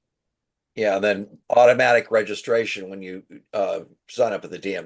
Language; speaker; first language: English; native; English